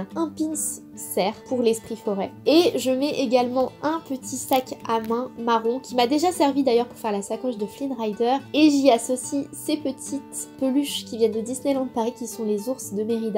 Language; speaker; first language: French; native; French